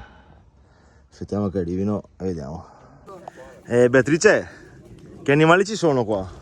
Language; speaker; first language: Italian; native; Italian